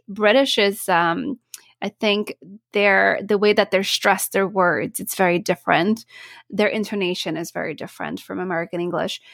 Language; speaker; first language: English; non-native, fluent; Polish